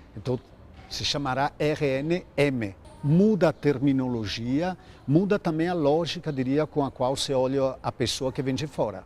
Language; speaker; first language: Portuguese; non-native, fluent; Italian